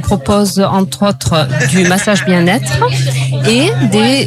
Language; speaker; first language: French; native; French